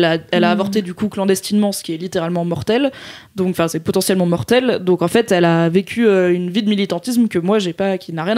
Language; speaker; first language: French; native; French